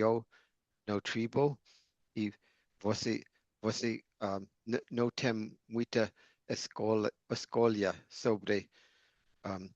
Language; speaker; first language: Portuguese; non-native, fluent; English